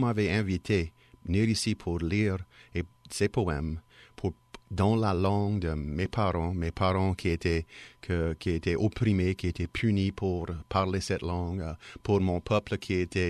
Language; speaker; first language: French; native; French